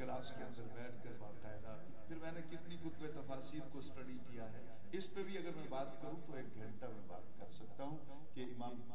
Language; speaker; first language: Urdu; non-native, local second language; Punjabi